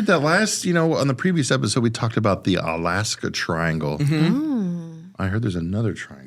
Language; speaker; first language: English; native; English